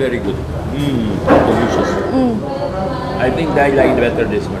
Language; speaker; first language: English; non-native, fluent; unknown